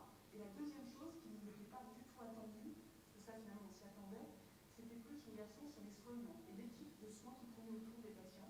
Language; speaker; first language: French; native; French